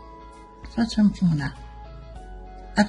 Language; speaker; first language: Italian; non-native, learner; Romanian